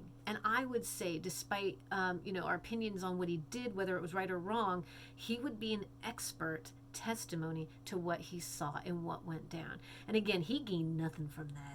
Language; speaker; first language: English; native; English